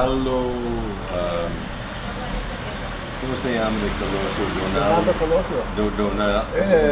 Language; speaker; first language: Spanish; non-native, learner; English